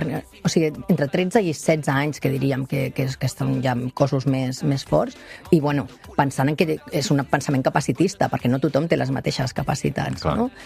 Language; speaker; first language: Catalan; native; Catalan